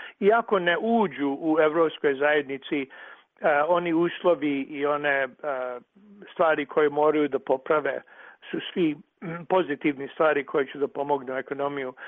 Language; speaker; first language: Croatian; early bilingual, heritage; Serbian